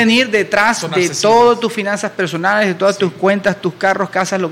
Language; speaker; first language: Spanish; native; Spanish